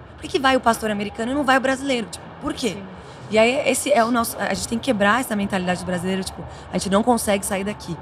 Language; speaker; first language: Portuguese; native; Portuguese